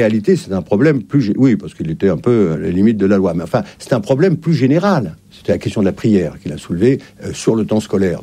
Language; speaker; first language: French; native; French